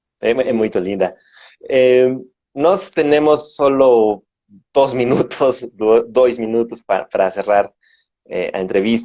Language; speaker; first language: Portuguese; non-native, learner; Spanish